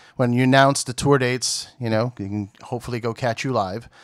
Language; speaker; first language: English; native; English